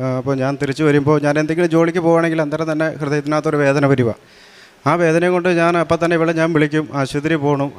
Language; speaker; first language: Malayalam; non-native, local second language; Tamil